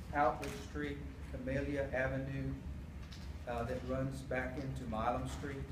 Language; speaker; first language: English; early bilingual, other home language; Spanish